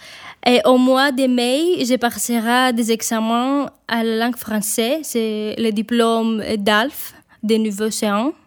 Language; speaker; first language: French; non-native, fluent; Greek